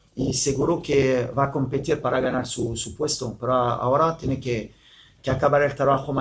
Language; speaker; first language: Spanish; non-native, fluent; French